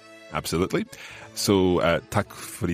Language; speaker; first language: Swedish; non-native, learner; English